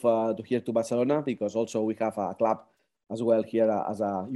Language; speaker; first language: English; non-native, fluent; Spanish